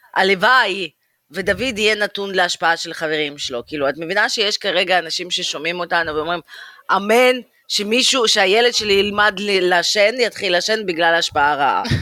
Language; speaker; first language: Hebrew; early bilingual, other home language; Russian